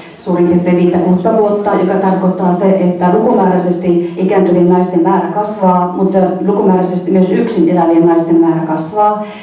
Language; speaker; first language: Finnish; native; Finnish